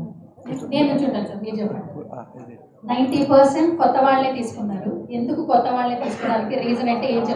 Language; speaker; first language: Telugu; native; Telugu